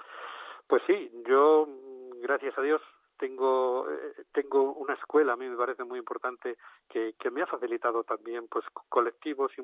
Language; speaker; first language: Spanish; native; Spanish